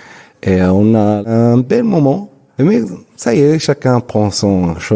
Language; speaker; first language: French; non-native, local second language; Arabic